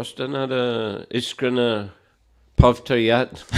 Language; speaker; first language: Russian; non-native, fluent; English